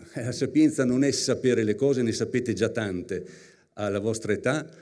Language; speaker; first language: Italian; native; Italian